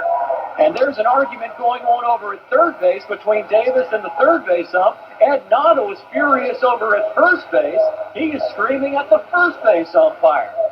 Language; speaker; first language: English; native; English